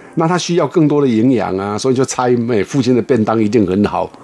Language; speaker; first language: Chinese; non-native, local second language; Min Nan Chinese